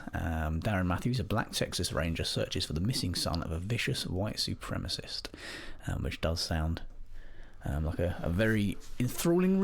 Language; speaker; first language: English; native; English